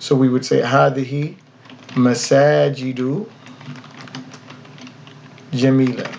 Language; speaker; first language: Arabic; non-native, fluent; English